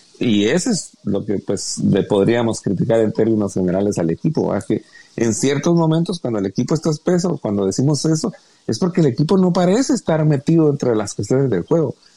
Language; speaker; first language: Spanish; native; Spanish